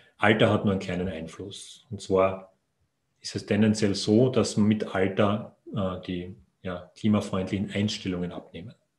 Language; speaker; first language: German; native; German